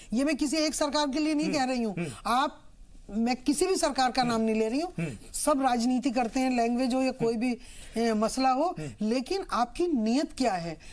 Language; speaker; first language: Hindi; native; Hindi